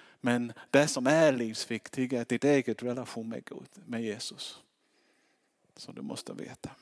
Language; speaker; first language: Swedish; non-native, fluent; English